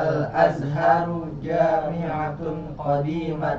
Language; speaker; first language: Arabic; non-native, learner; Indonesian